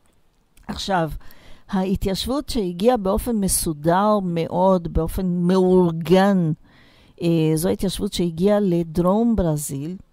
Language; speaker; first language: Hebrew; non-native, fluent; Portuguese